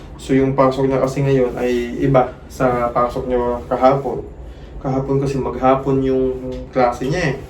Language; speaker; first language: Filipino; native; Filipino